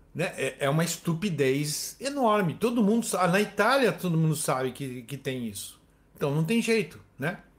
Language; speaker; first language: Portuguese; native; Portuguese